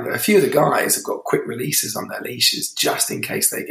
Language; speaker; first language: English; native; English